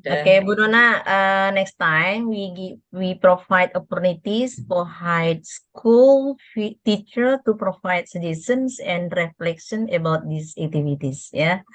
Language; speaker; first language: English; non-native, learner; Indonesian